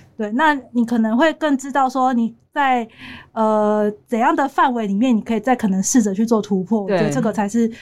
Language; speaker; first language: Chinese; native; Chinese